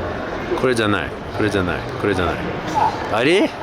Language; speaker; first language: Japanese; non-native, fluent; English